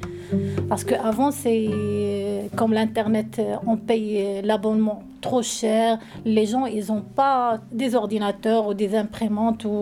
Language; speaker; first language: French; non-native, learner; Arabic